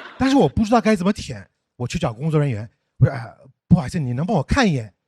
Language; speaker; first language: Chinese; non-native, fluent; English